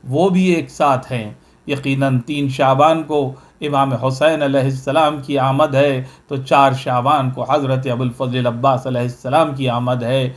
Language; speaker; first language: Urdu; native; Urdu